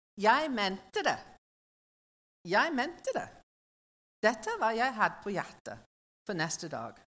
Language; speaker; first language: Norwegian; non-native, learner; English